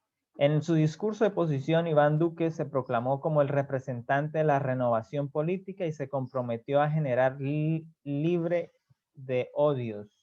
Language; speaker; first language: Spanish; native; Spanish